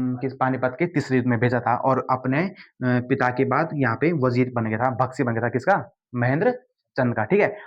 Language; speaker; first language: Hindi; native; Hindi